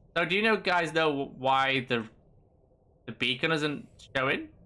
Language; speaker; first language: English; native; English